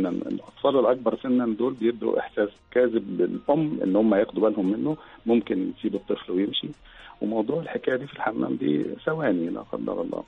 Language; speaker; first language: Arabic; native; Arabic